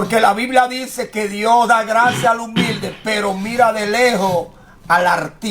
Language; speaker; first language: Spanish; native; Spanish